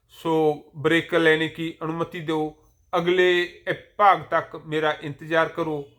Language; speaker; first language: Hindi; non-native, local second language; Punjabi